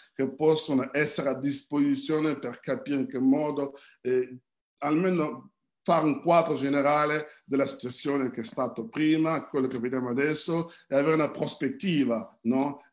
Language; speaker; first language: Italian; non-native, fluent; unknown